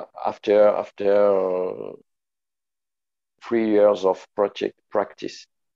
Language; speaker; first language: English; non-native, learner; French